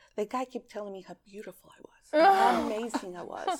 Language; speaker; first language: English; early bilingual, other home language; Greek